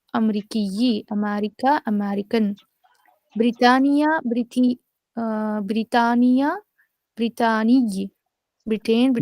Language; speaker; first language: Arabic; non-native, learner; Urdu